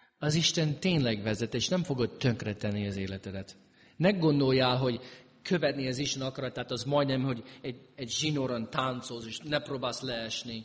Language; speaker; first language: Hungarian; early bilingual, heritage; Hungarian